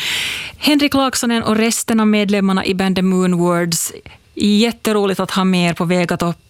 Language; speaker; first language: Swedish; native; Swedish